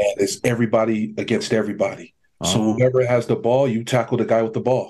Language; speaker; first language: English; native; English